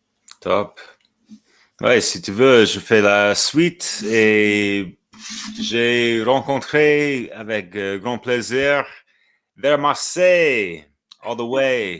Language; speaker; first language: French; non-native, fluent; English